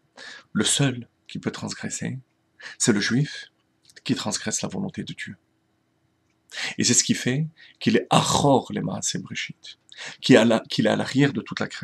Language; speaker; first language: French; native; French